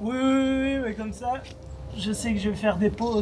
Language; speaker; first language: French; native; French